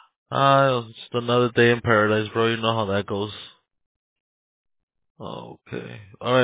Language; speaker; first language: English; early bilingual, other home language; Spanish